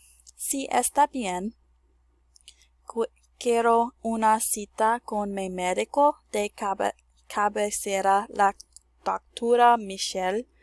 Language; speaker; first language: Spanish; non-native, learner; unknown